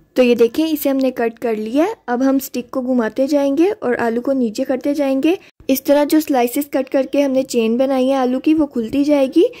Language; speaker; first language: Urdu; native; Urdu